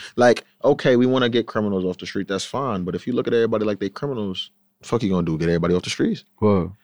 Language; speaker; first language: English; native; English